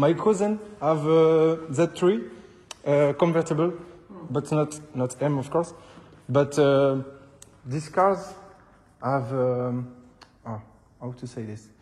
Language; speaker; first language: English; non-native, learner; French